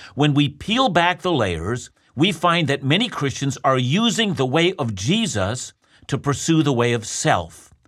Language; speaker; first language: English; native; English